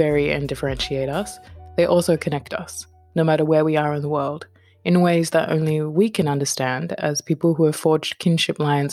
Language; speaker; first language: English; native; English